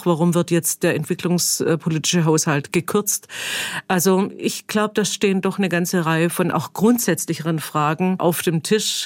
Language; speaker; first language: German; native; German